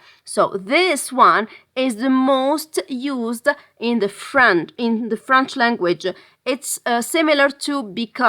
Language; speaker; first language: English; non-native, fluent; French